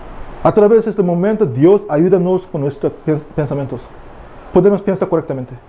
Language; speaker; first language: Spanish; non-native, learner; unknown